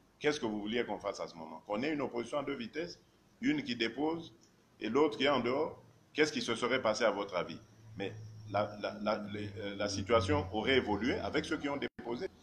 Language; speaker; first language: French; non-native, local second language; Luba-Lulua